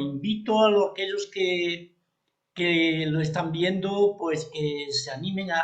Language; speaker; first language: Spanish; native; Spanish